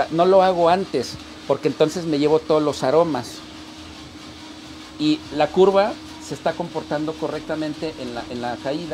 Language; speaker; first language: Spanish; native; Spanish